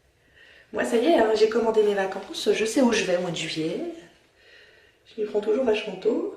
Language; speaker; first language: French; native; French